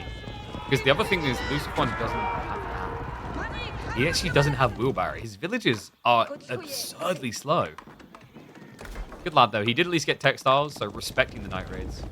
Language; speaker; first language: English; native; English